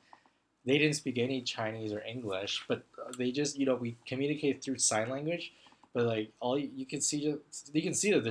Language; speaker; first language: English; non-native, local second language; Cantonese